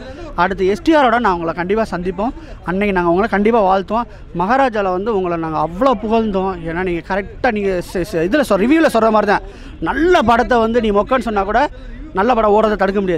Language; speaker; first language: Tamil; native; Tamil